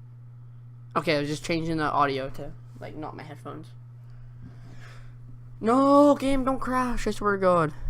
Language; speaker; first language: English; native; English